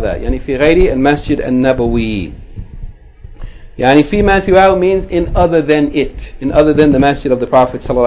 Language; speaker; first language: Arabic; non-native, fluent; English